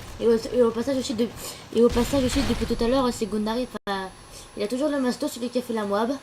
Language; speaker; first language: French; native; French